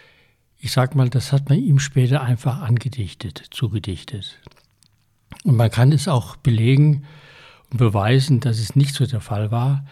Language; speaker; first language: German; native; German